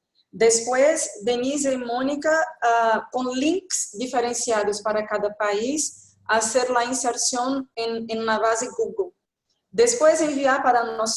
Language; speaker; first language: Spanish; non-native, fluent; Portuguese